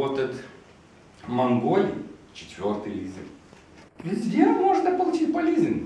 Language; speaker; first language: Russian; non-native, fluent; Lithuanian